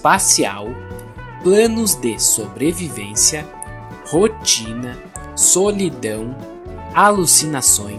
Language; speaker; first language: Portuguese; native; Portuguese